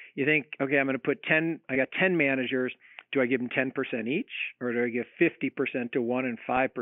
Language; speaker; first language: English; native; English